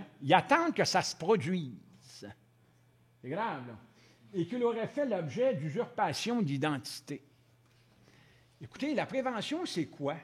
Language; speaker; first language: French; native; French